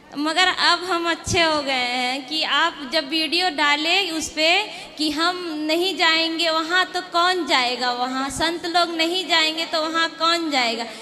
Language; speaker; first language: Hindi; native; Hindi